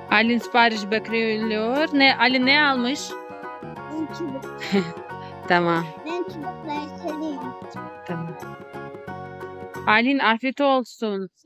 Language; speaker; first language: Turkish; non-native, learner; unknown